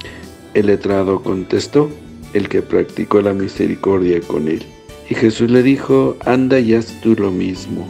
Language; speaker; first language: Spanish; native; Spanish